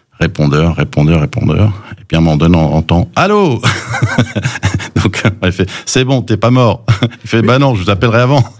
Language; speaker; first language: French; early bilingual, other home language; English